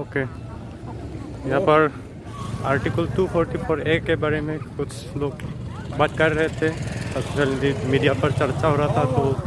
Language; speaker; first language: Hindi; non-native, local second language; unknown